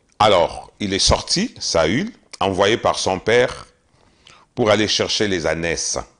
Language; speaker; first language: French; non-native, local second language; Lingala